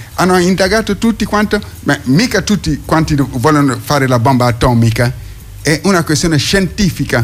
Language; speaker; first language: Italian; non-native, fluent; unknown